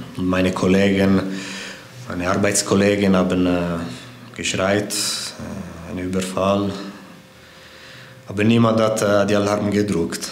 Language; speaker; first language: German; non-native, fluent; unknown